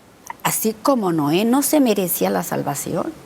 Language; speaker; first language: Spanish; native; Spanish